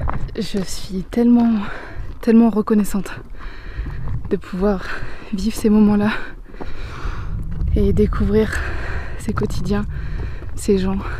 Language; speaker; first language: French; native; French